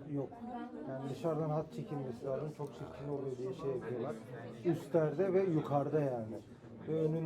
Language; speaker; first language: Turkish; native; Turkish